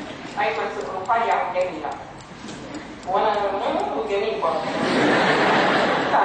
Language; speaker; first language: Arabic; native; Arabic